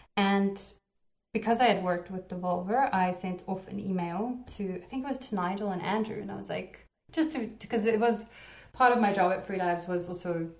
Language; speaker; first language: English; native; English